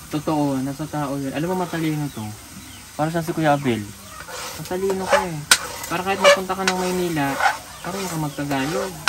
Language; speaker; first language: Filipino; non-native, local second language; Cebuano